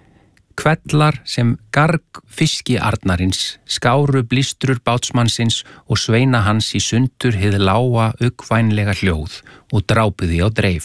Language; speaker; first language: Icelandic; native; Icelandic